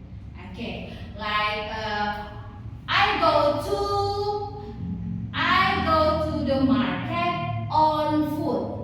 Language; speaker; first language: English; non-native, learner; Indonesian